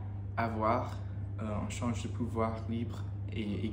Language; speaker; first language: French; non-native, learner; English